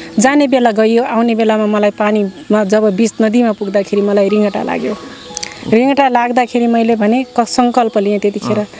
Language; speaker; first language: Nepali; non-native, local second language; Dangaura Tharu